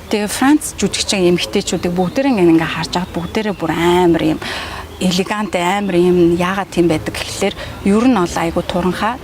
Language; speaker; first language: Mongolian; early bilingual, heritage; Mongolian